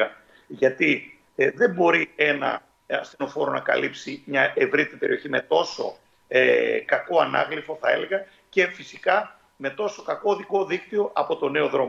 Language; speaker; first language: Greek; native; Greek